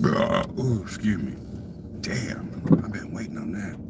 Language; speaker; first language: English; native; English